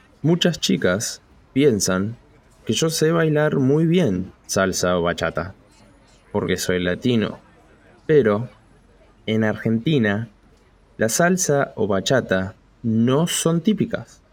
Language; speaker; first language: Spanish; early bilingual, heritage; Spanish